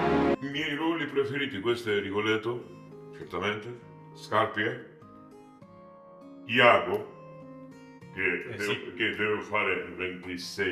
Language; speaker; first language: Italian; non-native, learner; Georgian